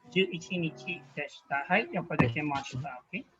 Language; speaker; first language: Japanese; non-native, fluent; Filipino